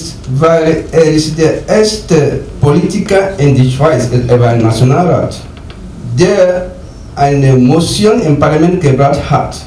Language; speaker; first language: German; non-native, learner; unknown